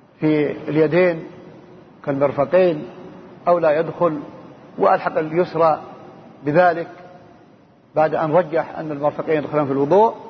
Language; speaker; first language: Arabic; native; Arabic